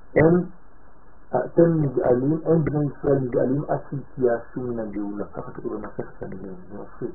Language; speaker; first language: Hebrew; non-native, fluent; French